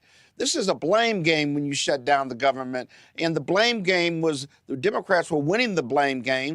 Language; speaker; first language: English; native; English